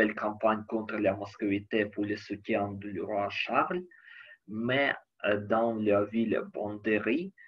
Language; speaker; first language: French; non-native, learner; Ukrainian